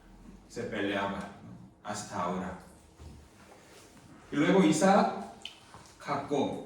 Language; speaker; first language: Spanish; non-native, fluent; Korean